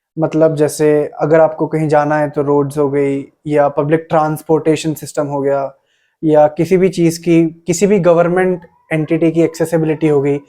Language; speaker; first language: Hindi; native; Hindi